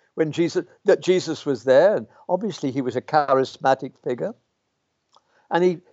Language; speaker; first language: English; native; English